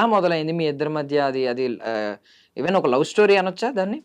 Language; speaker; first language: Telugu; native; Telugu